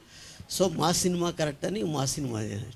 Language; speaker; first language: Telugu; native; Telugu